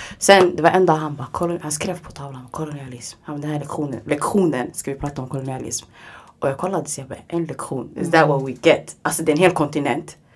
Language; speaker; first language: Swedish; early bilingual, other home language; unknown